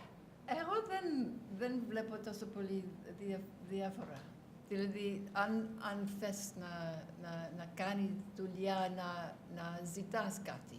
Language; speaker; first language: Greek; non-native, learner; English